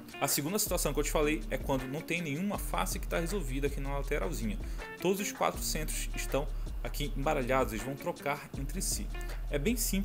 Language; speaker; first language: Portuguese; native; Portuguese